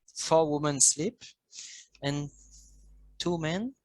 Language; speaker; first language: English; non-native, learner; French